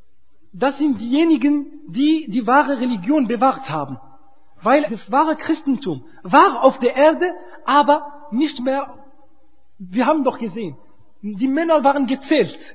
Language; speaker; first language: German; non-native, fluent; Arabic